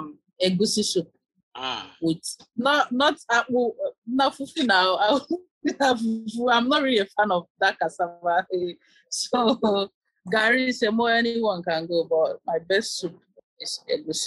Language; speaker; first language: English; non-native, local second language; Igbo